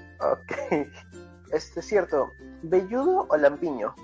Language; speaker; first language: Spanish; native; Spanish